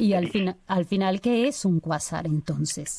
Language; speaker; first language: Spanish; native; Spanish